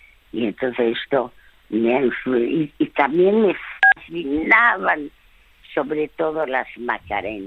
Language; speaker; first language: Spanish; early bilingual, other home language; French